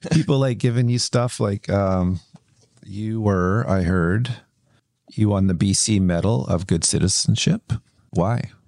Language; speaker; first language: English; native; English